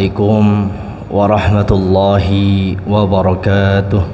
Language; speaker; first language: Indonesian; native; Indonesian